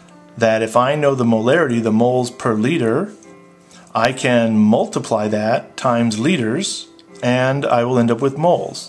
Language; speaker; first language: English; native; English